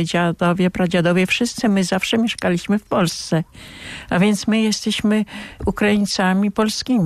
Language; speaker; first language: Polish; non-native, local second language; Ukrainian